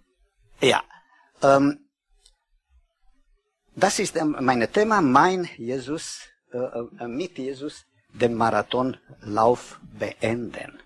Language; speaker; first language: German; non-native, learner; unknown